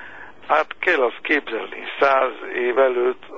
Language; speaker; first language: Hungarian; non-native, fluent; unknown